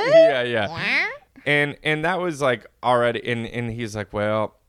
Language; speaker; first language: English; native; English